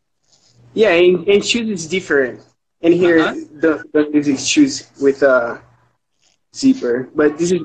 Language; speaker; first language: English; non-native, learner; Portuguese